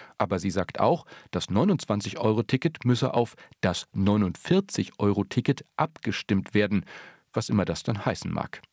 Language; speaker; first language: German; native; German